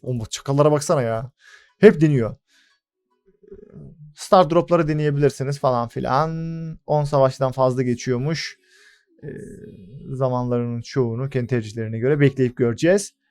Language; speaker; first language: Turkish; native; Turkish